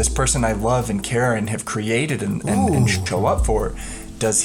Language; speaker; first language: English; native; English